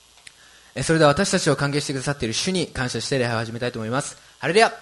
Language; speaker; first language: Japanese; native; Japanese